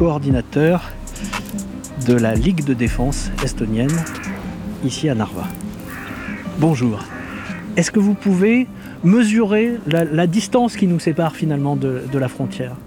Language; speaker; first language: French; native; French